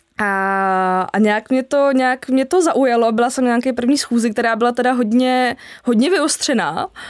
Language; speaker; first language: Czech; native; Czech